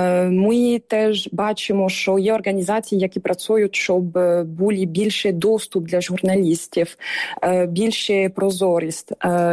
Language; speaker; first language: Ukrainian; non-native, fluent; French